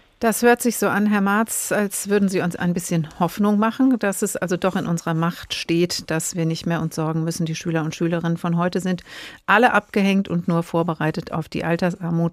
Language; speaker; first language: German; native; German